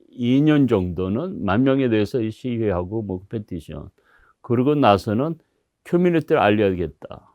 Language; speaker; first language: Korean; early bilingual, heritage; Korean